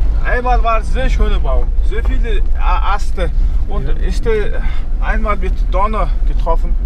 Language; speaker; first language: German; non-native, fluent; Mongolian